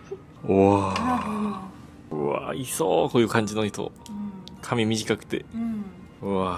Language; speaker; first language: Korean; native; Korean